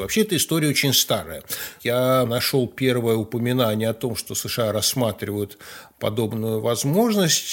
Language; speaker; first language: Russian; native; Russian